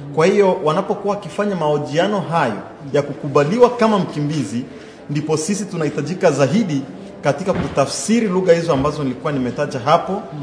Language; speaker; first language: Swahili; non-native, local second language; Bembe